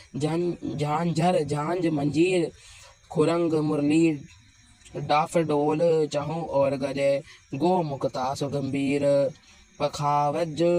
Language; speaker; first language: Hindi; non-native, local second language; Punjabi